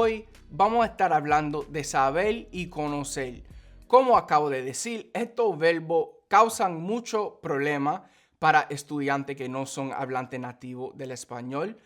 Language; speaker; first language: Spanish; early bilingual, heritage; English